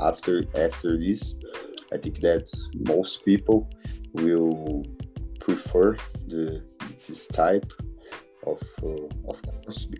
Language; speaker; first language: English; non-native, learner; Portuguese